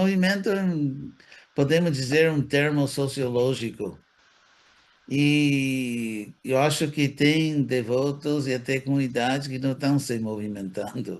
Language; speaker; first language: Portuguese; non-native, fluent; English